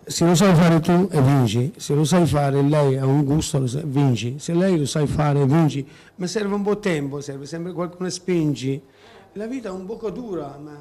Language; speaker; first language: Italian; non-native, learner; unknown